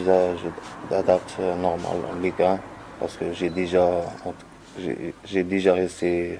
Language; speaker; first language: French; non-native, learner; Arabic